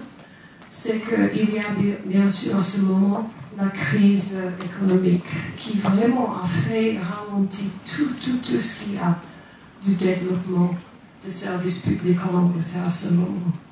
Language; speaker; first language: French; non-native, fluent; English